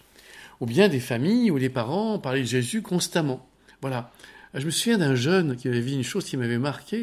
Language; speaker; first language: French; native; French